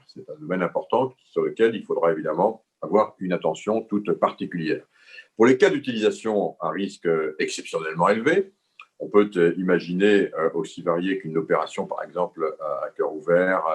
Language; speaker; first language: French; native; French